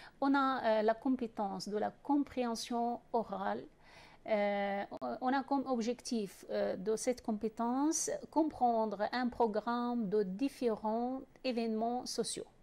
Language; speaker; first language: French; non-native, fluent; Arabic